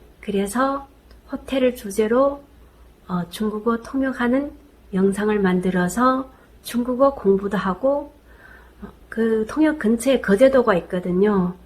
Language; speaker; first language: Korean; non-native, fluent; Chinese